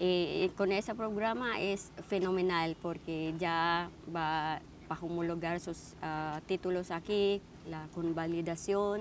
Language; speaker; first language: Spanish; non-native, fluent; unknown